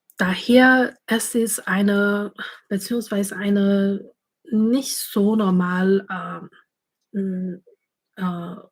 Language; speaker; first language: German; non-native, fluent; Chinese